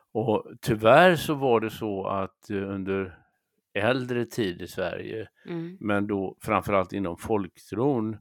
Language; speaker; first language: Swedish; native; Swedish